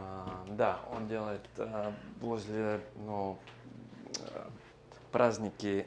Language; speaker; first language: Russian; non-native, learner; English